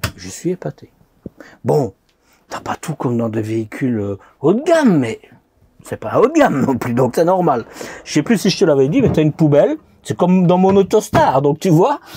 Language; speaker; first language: French; native; French